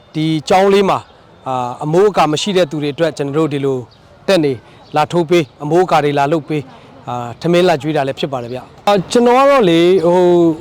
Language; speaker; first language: Burmese; non-native, local second language; Hakha Chin